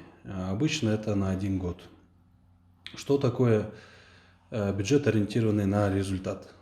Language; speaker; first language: Russian; non-native, local second language; Kyrgyz